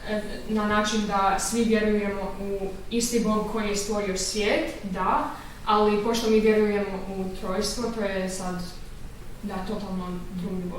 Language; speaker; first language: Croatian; early bilingual, heritage; English